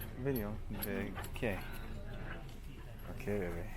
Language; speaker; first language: Spanish; non-native, learner; English